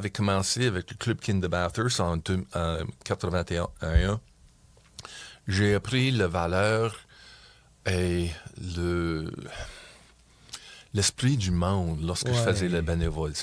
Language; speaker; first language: French; non-native, local second language; English